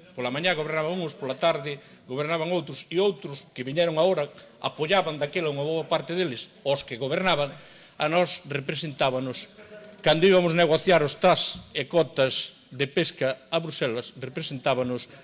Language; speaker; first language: Galician; native; Galician